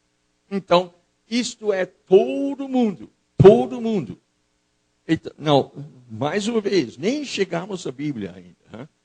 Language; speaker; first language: Portuguese; non-native, fluent; English